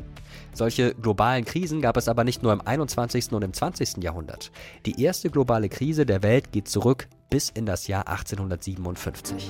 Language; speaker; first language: German; native; German